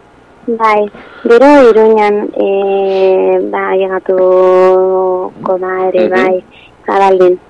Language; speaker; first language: Basque; non-native, local second language; Spanish